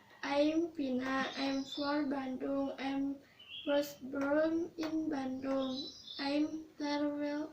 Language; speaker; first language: English; non-native, learner; Indonesian